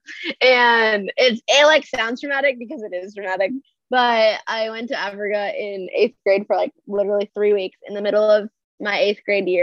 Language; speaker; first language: English; native; English